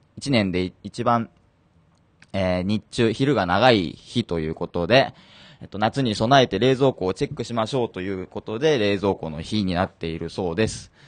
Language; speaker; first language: Japanese; native; Japanese